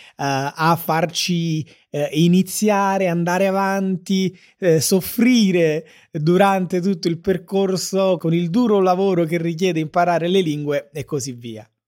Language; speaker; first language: Italian; native; Italian